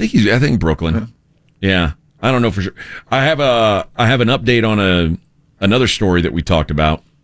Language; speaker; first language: English; native; English